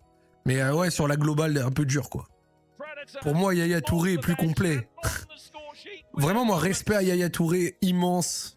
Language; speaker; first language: French; native; French